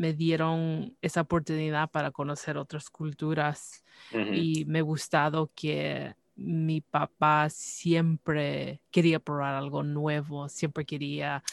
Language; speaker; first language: Spanish; early bilingual, heritage; Spanish